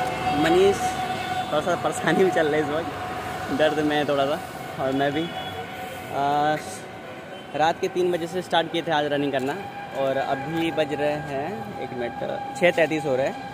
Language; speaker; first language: Hindi; native; Hindi